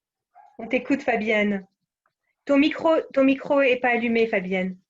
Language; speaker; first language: French; native; French